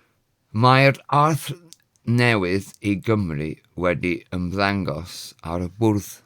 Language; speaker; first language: Welsh; non-native, fluent; English